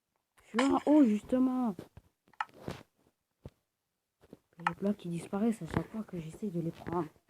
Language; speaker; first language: French; native; French